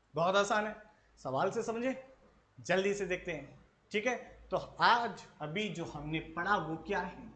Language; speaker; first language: Hindi; native; Hindi